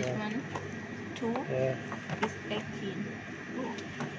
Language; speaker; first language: English; non-native, learner; Thai